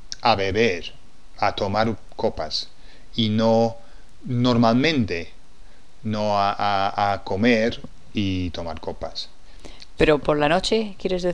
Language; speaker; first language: Spanish; non-native, fluent; English